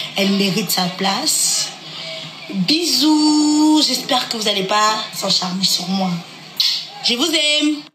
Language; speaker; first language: French; non-native, local second language; Lingala